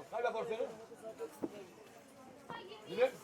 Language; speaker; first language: Turkish; native; Turkish